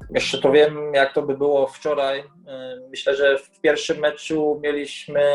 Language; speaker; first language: Polish; early bilingual, heritage; Polish